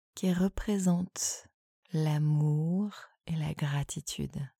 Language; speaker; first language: French; native; French